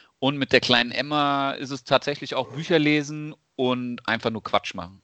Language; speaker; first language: German; native; German